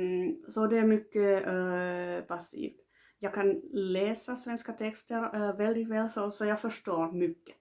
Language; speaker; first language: Swedish; non-native, local second language; Finnish